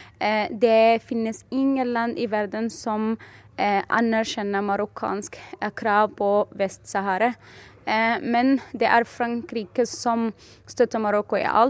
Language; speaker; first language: Norwegian; non-native, fluent; Arabic